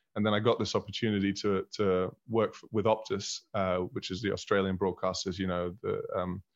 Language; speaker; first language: English; early bilingual, heritage; German